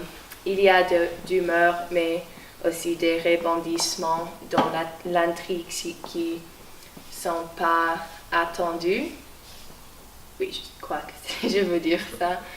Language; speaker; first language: French; non-native, learner; English